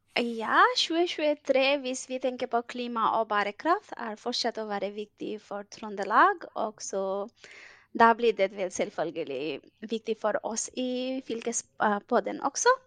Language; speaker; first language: Norwegian; non-native, fluent; Bangla